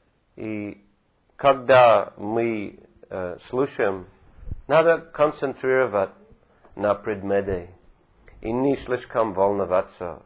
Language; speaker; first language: Russian; non-native, fluent; English